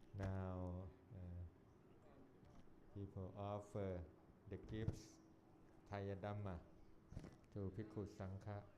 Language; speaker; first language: English; non-native, learner; Thai